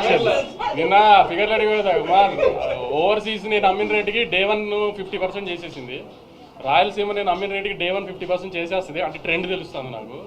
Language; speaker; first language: Telugu; native; Telugu